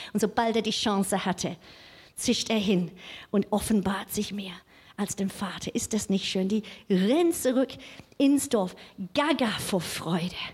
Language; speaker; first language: German; non-native, fluent; English